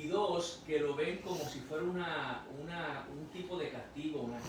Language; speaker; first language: Spanish; native; Spanish